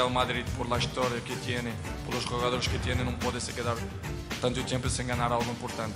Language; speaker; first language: Spanish; non-native, fluent; Portuguese